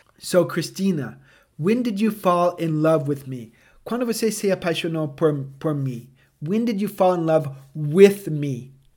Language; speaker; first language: English; native; English